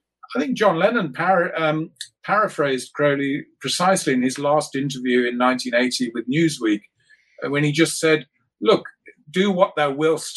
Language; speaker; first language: English; native; English